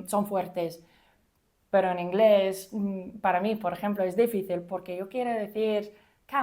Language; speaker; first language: Spanish; non-native, fluent; English